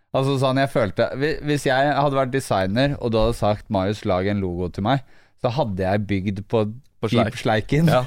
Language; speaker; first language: Norwegian; native; Norwegian